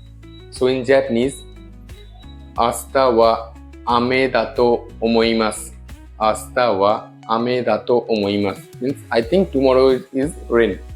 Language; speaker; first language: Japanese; non-native, fluent; Bangla